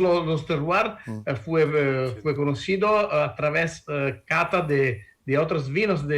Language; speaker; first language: Spanish; non-native, learner; Italian